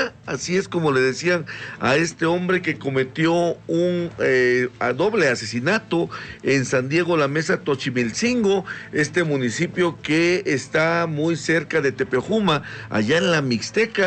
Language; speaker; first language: Spanish; native; Spanish